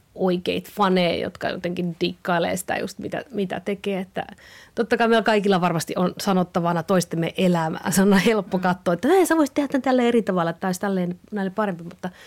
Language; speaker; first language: Finnish; native; Finnish